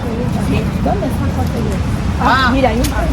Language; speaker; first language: Spanish; non-native, learner; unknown